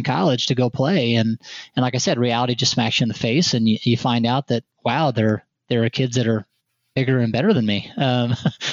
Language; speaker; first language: English; native; English